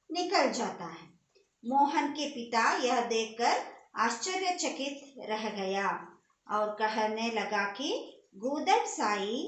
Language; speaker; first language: Hindi; non-native, local second language; Kannada